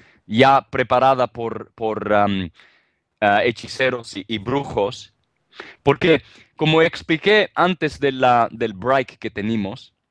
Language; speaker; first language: Spanish; non-native, fluent; Italian